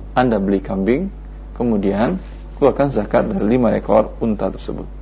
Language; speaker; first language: Indonesian; native; Indonesian